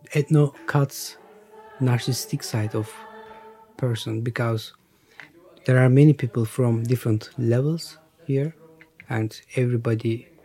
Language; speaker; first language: English; non-native, learner; Turkish